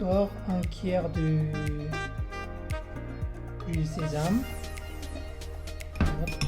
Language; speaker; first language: French; non-native, learner; Korean